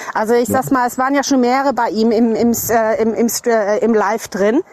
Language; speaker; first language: German; native; German